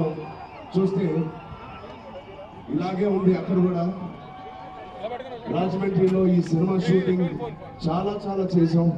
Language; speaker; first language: Telugu; native; Telugu